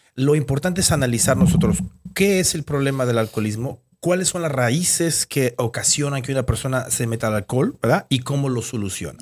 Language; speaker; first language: Spanish; native; Spanish